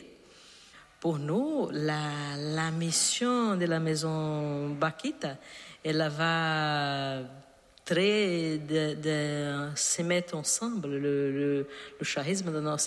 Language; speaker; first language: French; non-native, learner; Portuguese